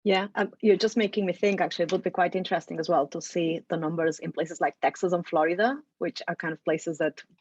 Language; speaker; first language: English; non-native, fluent; Catalan